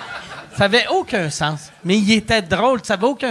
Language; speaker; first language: French; native; French